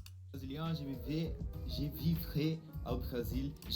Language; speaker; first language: French; non-native, learner; Portuguese